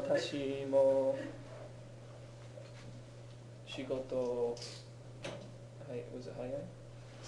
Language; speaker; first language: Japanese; non-native, learner; English